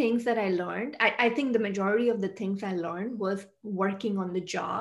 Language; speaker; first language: English; non-native, local second language; Hindi